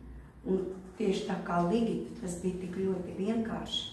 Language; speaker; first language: Latvian; non-native, local second language; Russian